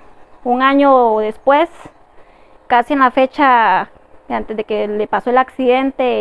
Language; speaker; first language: Spanish; native; Spanish